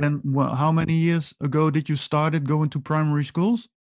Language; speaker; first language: English; non-native, fluent; Dutch